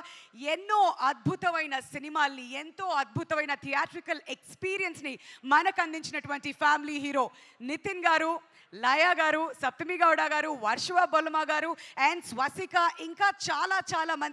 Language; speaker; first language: Telugu; native; Telugu